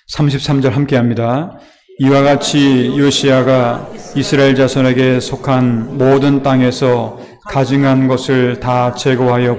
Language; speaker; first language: Korean; native; Korean